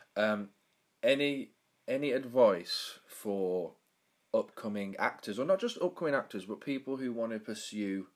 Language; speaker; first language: English; native; English